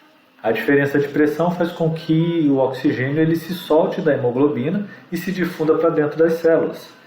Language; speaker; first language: Portuguese; native; Portuguese